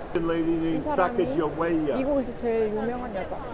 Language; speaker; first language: Korean; native; Korean